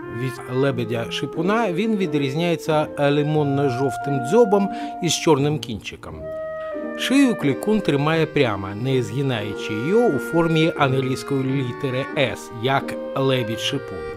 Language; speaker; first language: Ukrainian; non-native, local second language; Russian